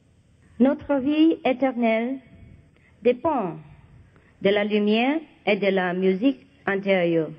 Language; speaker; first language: French; non-native, learner; Vietnamese